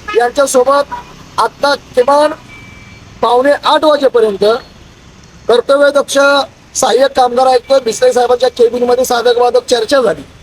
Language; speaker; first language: Marathi; native; Marathi